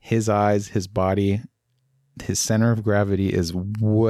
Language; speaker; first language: English; native; English